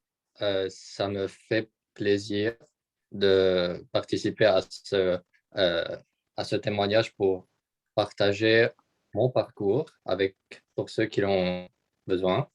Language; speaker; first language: French; non-native, local second language; Arabic